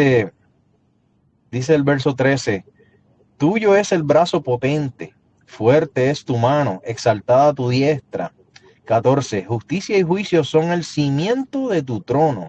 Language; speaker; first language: Spanish; native; Spanish